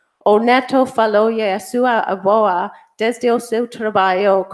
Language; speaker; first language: Galician; non-native, fluent; English